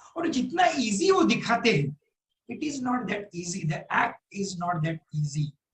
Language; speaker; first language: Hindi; non-native, local second language; Marathi